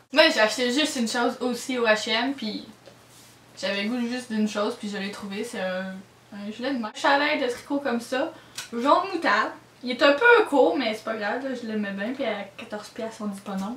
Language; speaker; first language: French; native; French